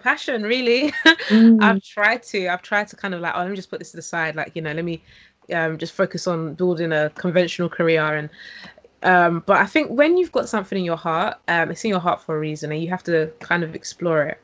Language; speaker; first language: English; native; English